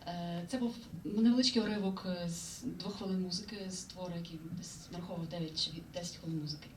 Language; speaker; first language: Ukrainian; native; Ukrainian